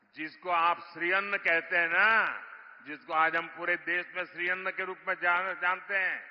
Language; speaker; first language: Hindi; non-native, local second language; Gujarati